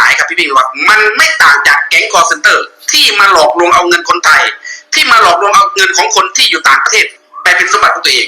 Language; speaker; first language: Thai; native; Thai